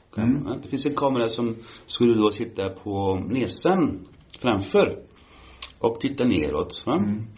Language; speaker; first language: Swedish; early bilingual, heritage; Swedish